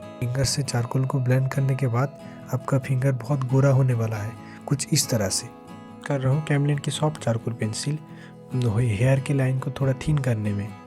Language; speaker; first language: Hindi; non-native, local second language; Bangla